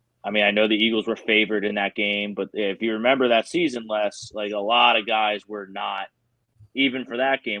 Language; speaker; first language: English; native; English